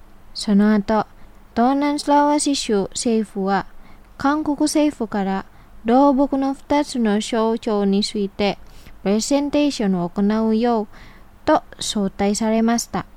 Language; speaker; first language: Japanese; non-native, fluent; Indonesian